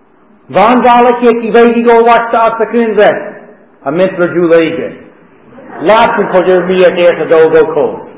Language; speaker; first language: Hungarian; early bilingual, heritage; Hungarian